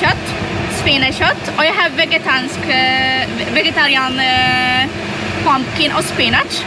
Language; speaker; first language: Swedish; non-native, learner; Polish